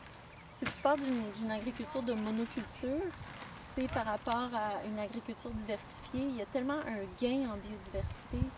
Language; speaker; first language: French; native; French